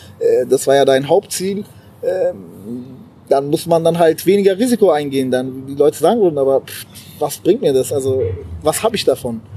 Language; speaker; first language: German; early bilingual, other home language; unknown